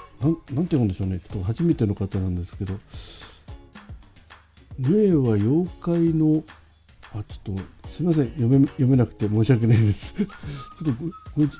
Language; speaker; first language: Japanese; native; Japanese